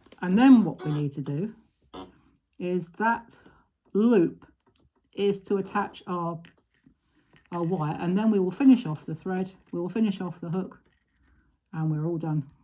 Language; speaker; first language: English; native; English